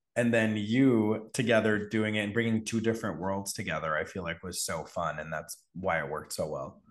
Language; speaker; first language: English; native; English